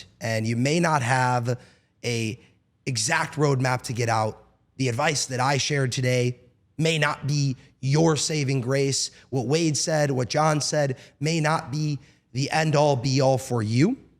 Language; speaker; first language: English; native; English